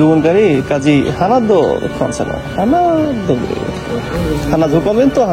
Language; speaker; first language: Korean; non-native, learner; Bangla